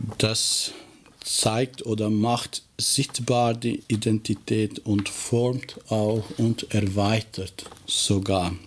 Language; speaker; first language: German; non-native, fluent; Albanian